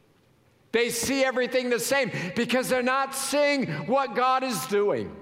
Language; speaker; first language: English; native; English